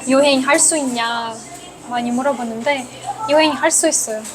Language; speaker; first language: Korean; non-native, fluent; Russian